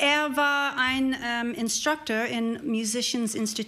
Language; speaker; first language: German; non-native, learner; English